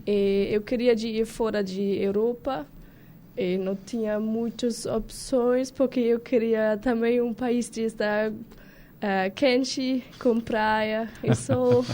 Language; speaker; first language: Portuguese; non-native, learner; German